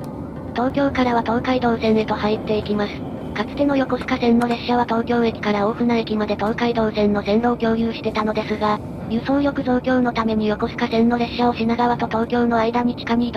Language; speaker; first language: Japanese; native; Japanese